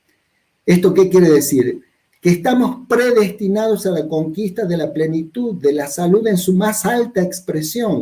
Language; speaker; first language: Spanish; native; Spanish